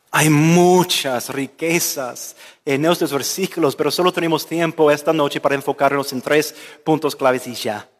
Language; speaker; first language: Spanish; non-native, fluent; English